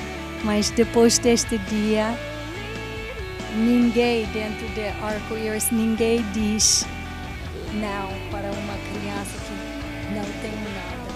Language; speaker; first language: Portuguese; non-native, learner; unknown